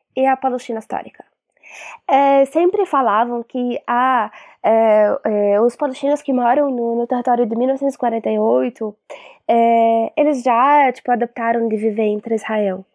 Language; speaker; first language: Portuguese; non-native, fluent; Arabic